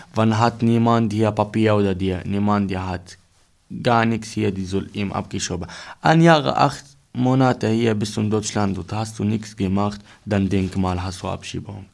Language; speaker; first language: German; non-native, learner; Arabic